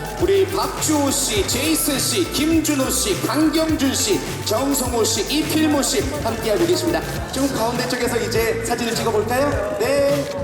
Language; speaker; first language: Korean; native; Korean